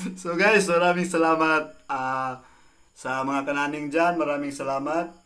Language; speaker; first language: Filipino; non-native, local second language; Cebuano